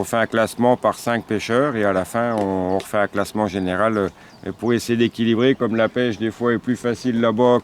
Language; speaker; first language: French; native; French